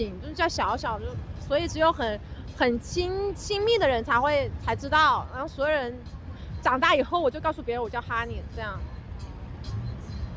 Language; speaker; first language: Chinese; native; Chinese